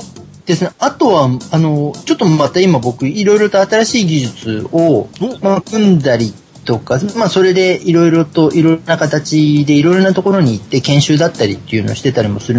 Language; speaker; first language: Japanese; native; Japanese